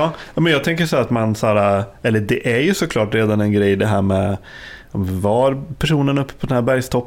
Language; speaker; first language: Swedish; native; Swedish